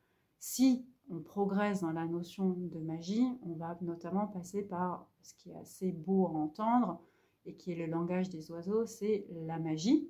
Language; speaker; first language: French; native; French